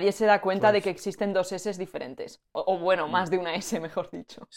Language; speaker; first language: Spanish; native; Spanish